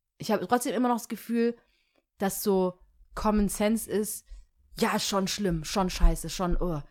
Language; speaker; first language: German; early bilingual, other home language; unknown